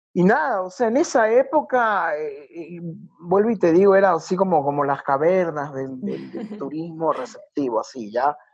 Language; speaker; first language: Spanish; native; Spanish